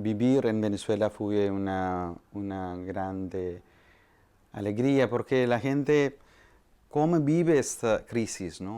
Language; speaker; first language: Spanish; non-native, fluent; Malayalam